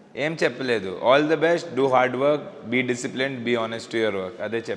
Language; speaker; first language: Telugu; non-native, local second language; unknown